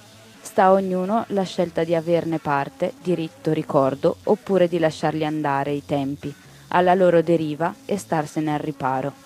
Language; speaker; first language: Italian; native; Italian